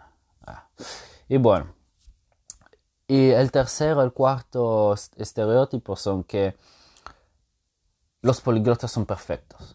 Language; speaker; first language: Spanish; non-native, fluent; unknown